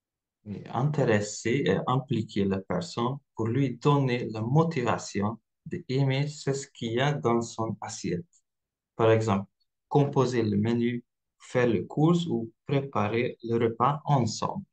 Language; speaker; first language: French; non-native, fluent; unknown